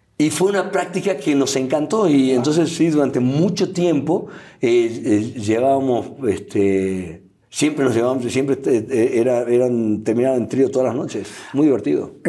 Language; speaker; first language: Spanish; native; Spanish